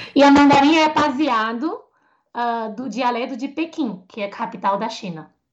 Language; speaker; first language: Portuguese; non-native, fluent; Chinese